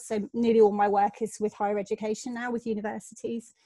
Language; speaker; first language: English; native; English